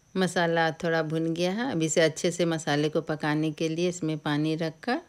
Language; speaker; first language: Hindi; native; Hindi